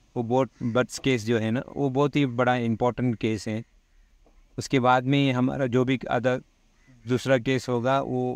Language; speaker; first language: Hindi; non-native, local second language; Malayalam